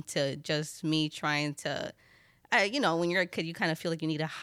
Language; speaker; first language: English; native; English